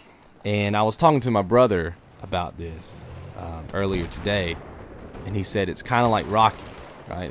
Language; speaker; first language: English; native; English